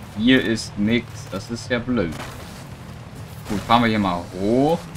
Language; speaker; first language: German; native; German